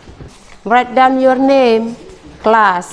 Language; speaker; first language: English; non-native, learner; Indonesian